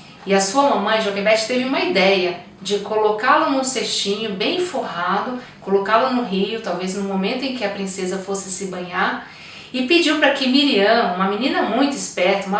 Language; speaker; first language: Portuguese; native; Portuguese